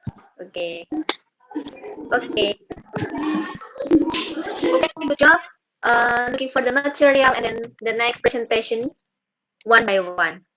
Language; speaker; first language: English; non-native, learner; Indonesian